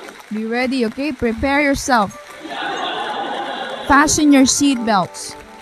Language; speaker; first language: English; non-native, local second language; Filipino